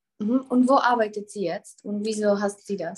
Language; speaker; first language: German; non-native, fluent; Czech